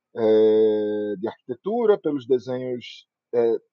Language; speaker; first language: Portuguese; native; Portuguese